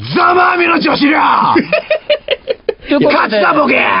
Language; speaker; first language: Japanese; native; Japanese